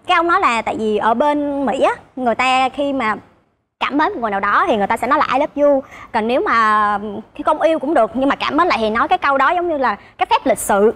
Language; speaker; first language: Vietnamese; native; Vietnamese